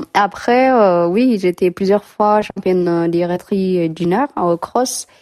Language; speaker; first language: French; non-native, learner; Tigrinya